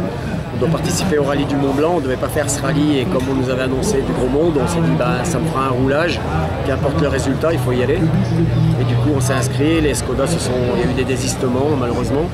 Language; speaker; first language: French; native; French